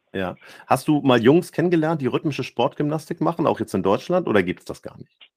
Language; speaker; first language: German; native; German